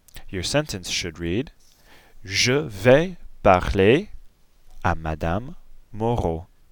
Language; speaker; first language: English; native; English